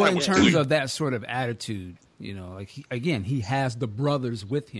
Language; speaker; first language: English; native; English